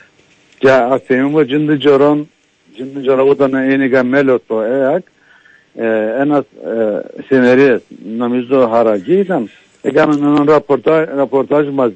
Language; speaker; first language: Greek; non-native, local second language; Turkish